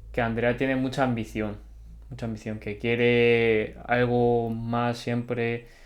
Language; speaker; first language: Spanish; early bilingual, other home language; Korean